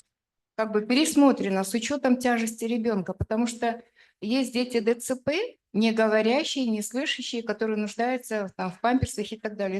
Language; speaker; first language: Russian; native; Russian